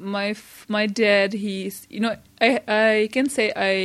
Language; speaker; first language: English; non-native, fluent; Czech